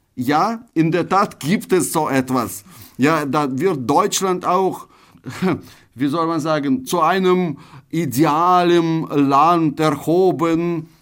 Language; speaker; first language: German; non-native, fluent; Russian